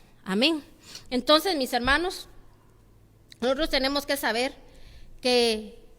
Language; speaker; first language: Spanish; native; Spanish